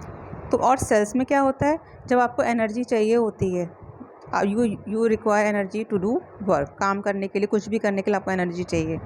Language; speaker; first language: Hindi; native; Hindi